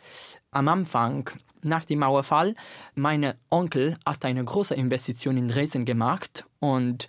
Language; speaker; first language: German; non-native, fluent; Italian